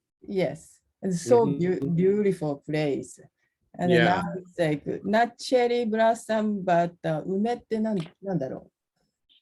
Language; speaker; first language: English; non-native, learner; Japanese